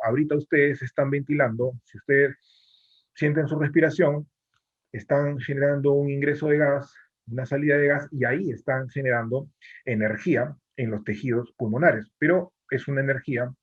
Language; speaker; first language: Spanish; native; Spanish